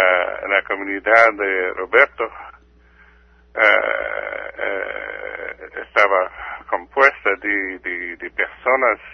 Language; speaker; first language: Spanish; non-native, fluent; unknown